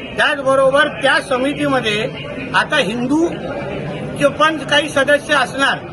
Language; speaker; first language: Marathi; native; Marathi